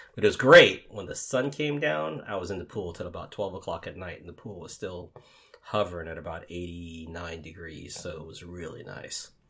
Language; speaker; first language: English; native; English